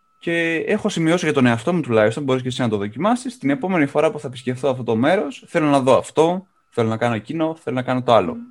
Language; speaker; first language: Greek; native; Greek